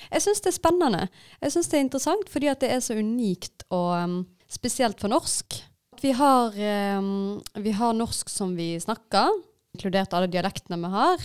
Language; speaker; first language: Norwegian; native; Norwegian